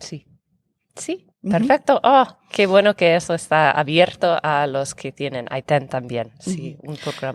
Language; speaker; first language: Spanish; non-native, fluent; English